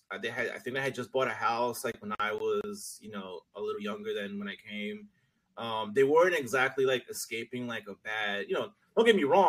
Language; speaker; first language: English; early bilingual, other home language; Spanish